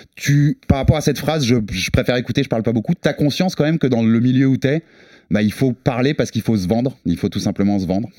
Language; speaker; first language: French; native; French